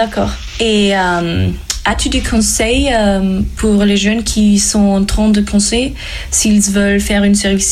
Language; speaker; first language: French; non-native, learner; German